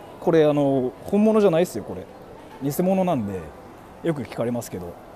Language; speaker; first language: Japanese; early bilingual, heritage; Japanese